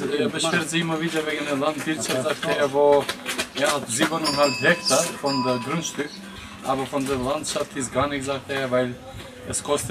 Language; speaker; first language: German; non-native, fluent; Albanian